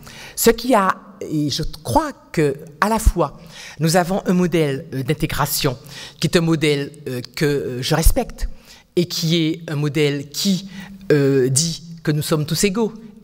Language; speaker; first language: French; native; French